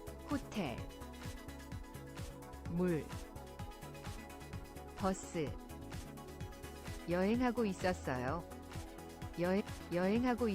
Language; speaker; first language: Korean; non-native, learner; English